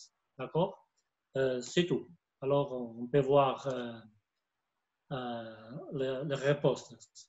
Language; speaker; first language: French; non-native, fluent; Spanish